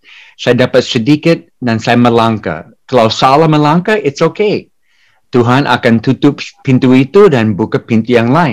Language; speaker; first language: Indonesian; non-native, fluent; English